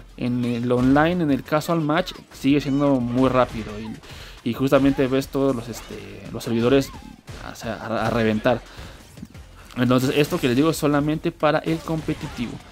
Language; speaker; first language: Spanish; native; Spanish